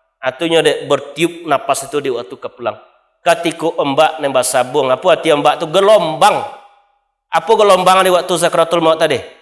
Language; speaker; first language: Malay; non-native, local second language; Minangkabau